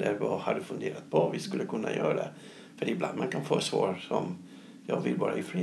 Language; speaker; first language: Swedish; non-native, fluent; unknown